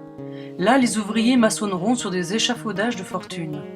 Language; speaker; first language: French; native; French